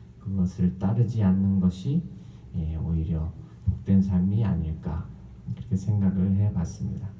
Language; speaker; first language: Korean; native; Korean